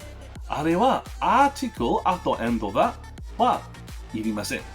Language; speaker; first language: Japanese; non-native, learner; English